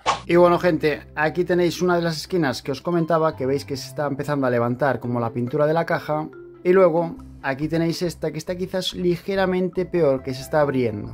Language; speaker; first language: Spanish; native; Spanish